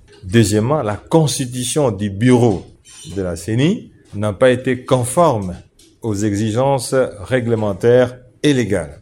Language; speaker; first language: French; non-native, local second language; Swahili